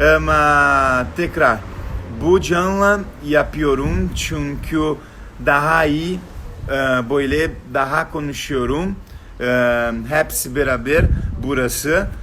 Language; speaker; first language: Turkish; non-native, learner; Portuguese